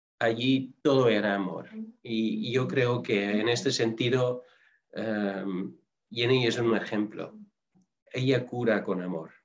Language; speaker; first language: Spanish; non-native, fluent; Dutch